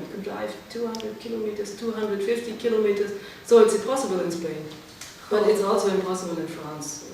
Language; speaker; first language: English; non-native, learner; German